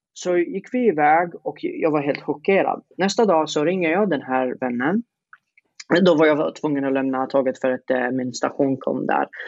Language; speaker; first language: Swedish; non-native, fluent; Arabic